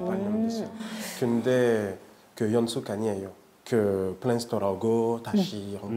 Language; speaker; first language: Korean; non-native, learner; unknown